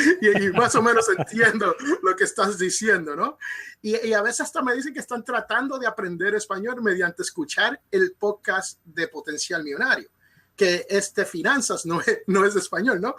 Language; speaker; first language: Spanish; early bilingual, other home language; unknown